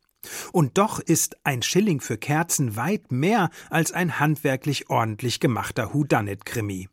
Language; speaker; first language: German; native; German